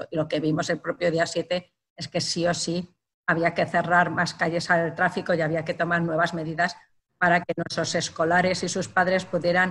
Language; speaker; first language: Spanish; native; Spanish